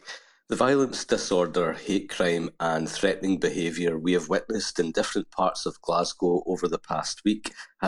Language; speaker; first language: English; native; English